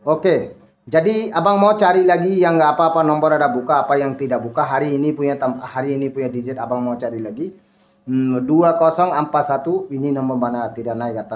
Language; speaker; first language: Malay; non-native, learner; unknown